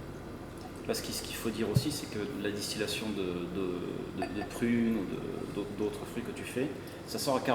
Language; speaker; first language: French; native; French